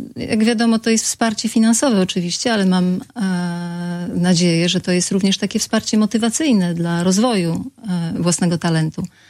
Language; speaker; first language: Polish; native; Polish